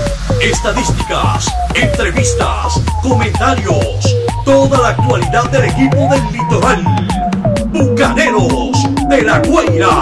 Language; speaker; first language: Spanish; native; Spanish